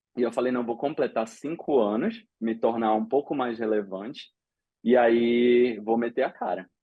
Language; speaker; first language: Portuguese; native; Portuguese